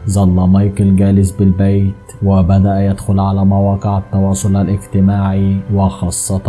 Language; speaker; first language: Arabic; native; Arabic